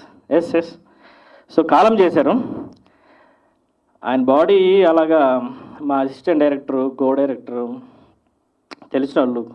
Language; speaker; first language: Telugu; native; Telugu